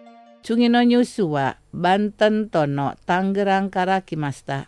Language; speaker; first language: Japanese; non-native, fluent; Indonesian